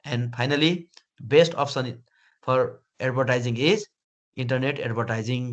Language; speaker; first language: English; non-native, local second language; Nepali